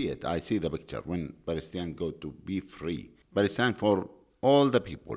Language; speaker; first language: English; non-native, learner; Arabic